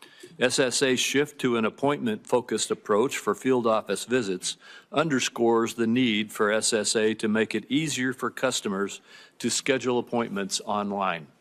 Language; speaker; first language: English; native; English